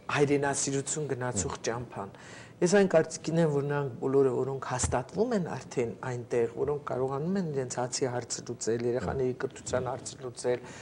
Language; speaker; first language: Armenian; native; Armenian